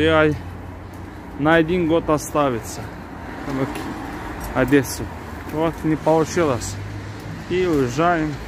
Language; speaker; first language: Russian; non-native, learner; Azerbaijani